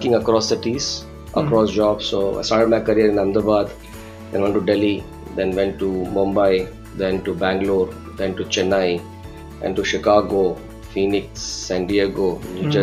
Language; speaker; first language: English; non-native, local second language; Gujarati